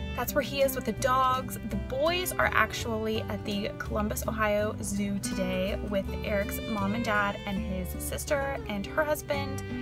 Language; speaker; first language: English; native; English